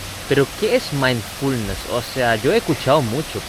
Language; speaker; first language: Spanish; non-native, fluent; Indonesian